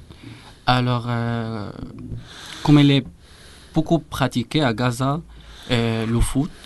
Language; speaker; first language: French; non-native, fluent; Arabic